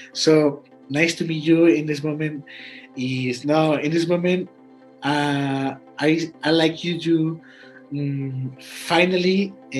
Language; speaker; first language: English; non-native, learner; Spanish